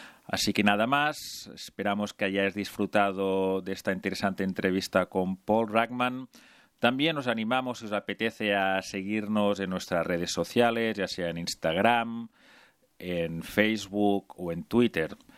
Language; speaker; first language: Spanish; native; Spanish